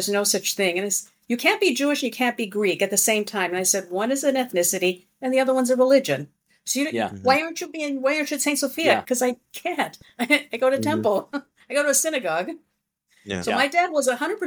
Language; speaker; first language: English; early bilingual, other home language; Greek